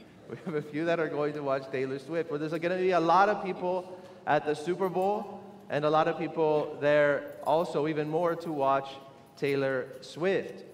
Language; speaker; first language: English; native; English